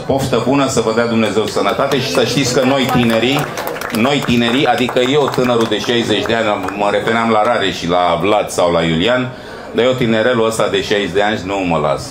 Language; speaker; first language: Romanian; native; Romanian